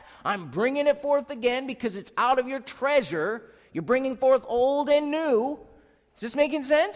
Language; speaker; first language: English; native; English